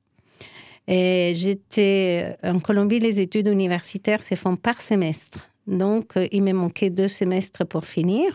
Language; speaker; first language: French; non-native, fluent; Spanish